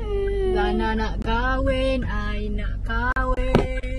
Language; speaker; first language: Malay; native; Malay